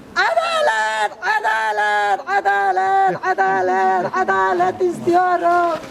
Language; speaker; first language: Turkish; non-native, local second language; Kurdish